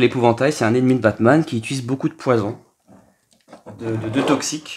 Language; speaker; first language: French; native; French